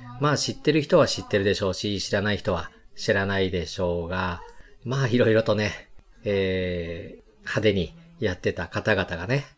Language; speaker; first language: Japanese; native; Japanese